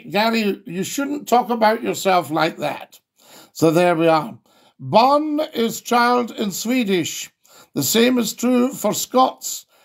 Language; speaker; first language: English; native; English